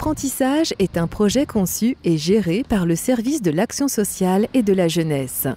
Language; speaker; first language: French; native; French